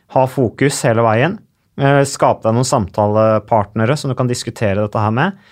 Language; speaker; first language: Norwegian; native; Norwegian